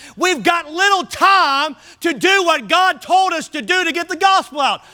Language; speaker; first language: English; native; English